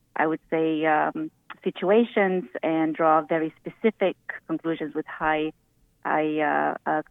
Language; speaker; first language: English; early bilingual, other home language; Romanian